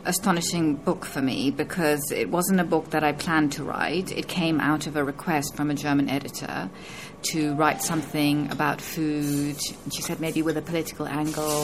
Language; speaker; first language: English; native; English